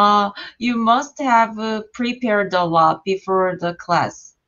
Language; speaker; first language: English; non-native, learner; Korean